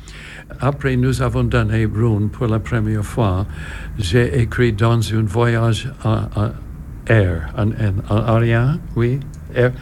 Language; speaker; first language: French; non-native, learner; English